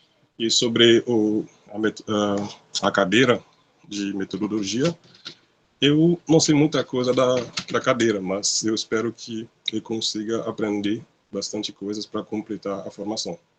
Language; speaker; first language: Portuguese; non-native, local second language; Haitian Creole